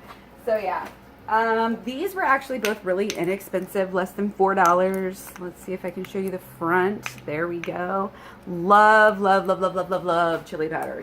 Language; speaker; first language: English; native; English